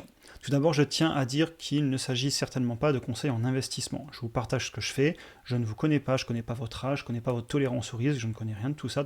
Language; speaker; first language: French; native; French